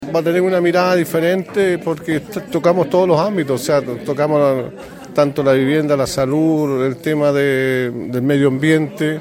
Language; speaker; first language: Spanish; native; Spanish